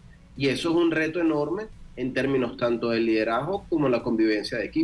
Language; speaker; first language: Spanish; native; Spanish